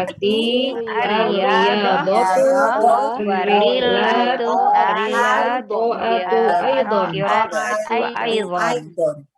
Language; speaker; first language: Arabic; non-native, learner; Indonesian